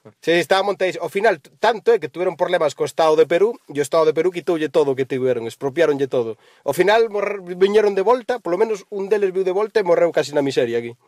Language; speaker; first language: Galician; native; Galician